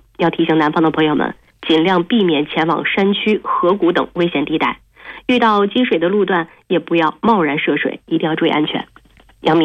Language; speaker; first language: Chinese; native; Chinese